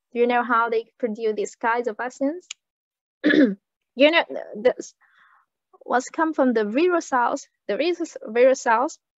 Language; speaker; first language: English; non-native, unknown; Vietnamese